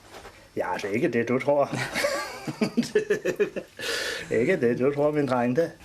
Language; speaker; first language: Danish; native; Danish